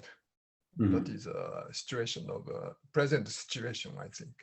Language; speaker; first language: English; non-native, learner; Japanese